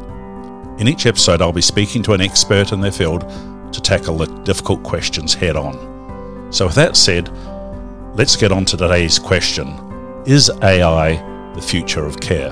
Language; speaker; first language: English; native; English